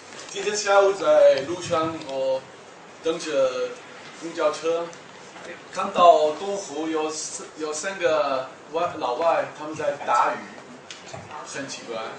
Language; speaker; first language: Chinese; non-native, learner; Dutch